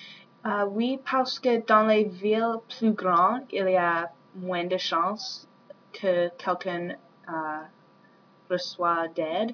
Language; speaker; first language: French; non-native, learner; English